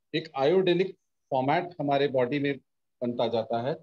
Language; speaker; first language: Hindi; native; Hindi